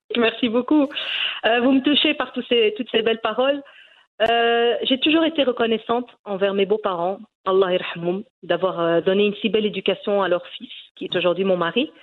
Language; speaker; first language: French; early bilingual, other home language; Riffian